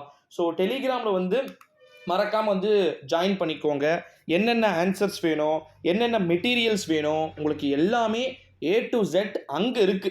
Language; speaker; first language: Tamil; native; Tamil